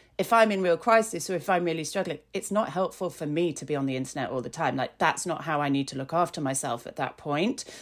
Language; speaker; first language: English; native; English